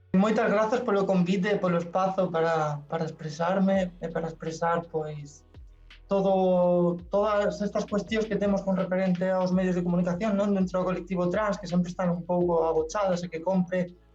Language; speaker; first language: Galician; non-native, local second language; Spanish